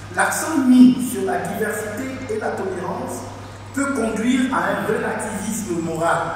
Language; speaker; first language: French; native; French